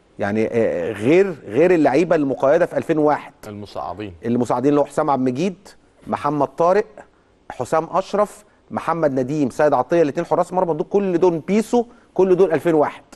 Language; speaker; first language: Arabic; native; Arabic